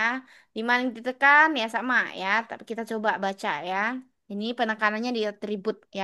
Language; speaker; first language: Indonesian; native; Indonesian